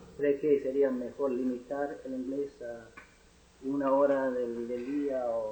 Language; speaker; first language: Spanish; non-native, fluent; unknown